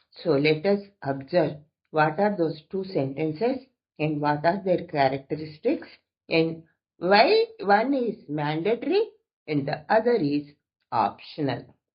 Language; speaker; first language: English; non-native, local second language; Telugu